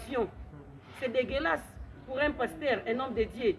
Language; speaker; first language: French; non-native, local second language; Lingala